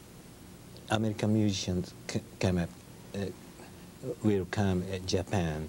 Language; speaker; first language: English; non-native, learner; Japanese